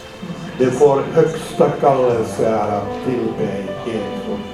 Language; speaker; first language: Swedish; non-native, fluent; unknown